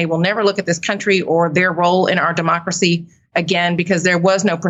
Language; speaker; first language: English; native; English